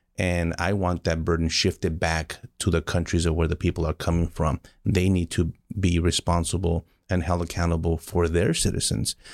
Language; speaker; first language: English; early bilingual, other home language; Spanish